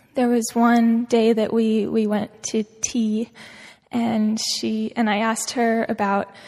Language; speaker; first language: English; native; English